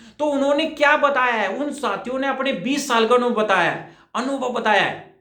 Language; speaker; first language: Hindi; native; Hindi